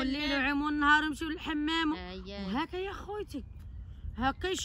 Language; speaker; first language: Arabic; native; Arabic